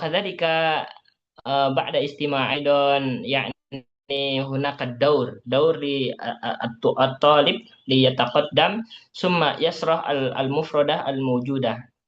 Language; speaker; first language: Arabic; non-native, learner; Indonesian